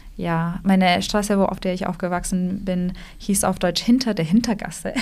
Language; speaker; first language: German; non-native, local second language; Romanian